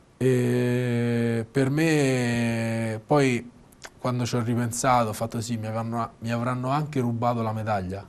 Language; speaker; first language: Italian; native; Italian